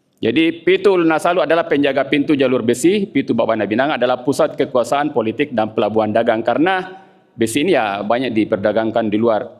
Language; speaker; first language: Indonesian; non-native, local second language; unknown